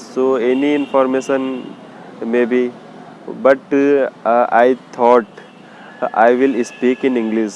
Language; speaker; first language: English; non-native, learner; Hindi